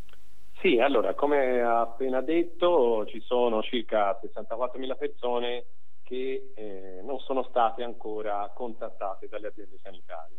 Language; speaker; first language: Italian; native; Italian